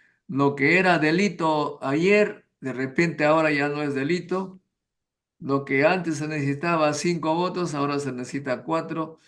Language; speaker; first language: Spanish; native; Spanish